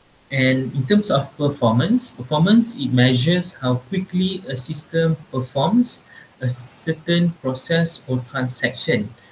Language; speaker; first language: English; non-native, local second language; Malay